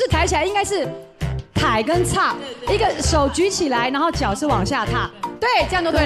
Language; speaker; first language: Chinese; native; Chinese